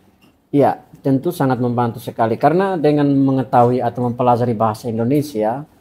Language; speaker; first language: Indonesian; non-native, fluent; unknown